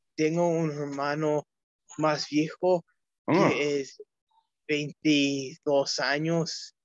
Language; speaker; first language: Spanish; non-native, learner; English